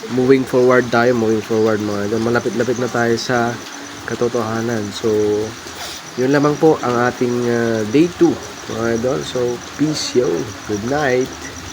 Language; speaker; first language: Filipino; non-native, local second language; Iloko